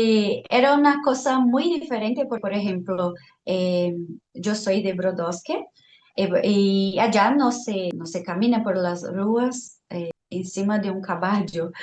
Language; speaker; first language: Spanish; non-native, fluent; Portuguese